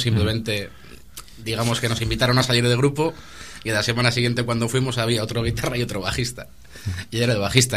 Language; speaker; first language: Spanish; native; Spanish